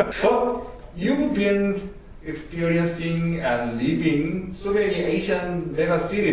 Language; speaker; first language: English; non-native, learner; Korean